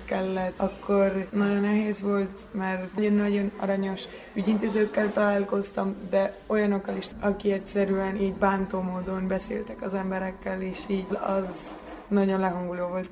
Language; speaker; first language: Hungarian; early bilingual, heritage; Hungarian